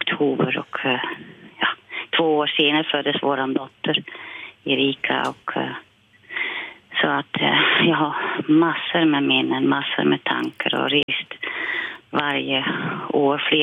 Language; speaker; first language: Swedish; non-native, fluent; Dutch